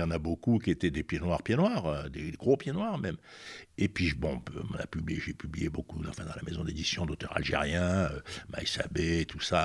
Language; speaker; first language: French; native; French